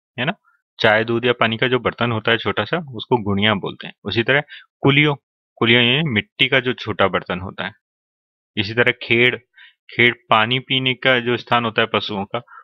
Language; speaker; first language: Hindi; native; Hindi